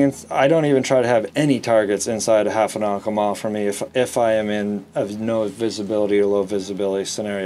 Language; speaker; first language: English; native; English